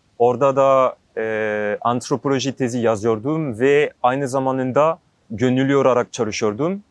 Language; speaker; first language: Turkish; non-native, learner; French